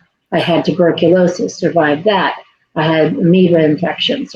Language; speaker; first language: English; native; English